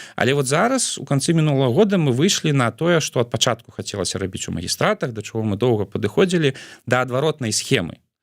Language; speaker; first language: Belarusian; non-native, local second language; Russian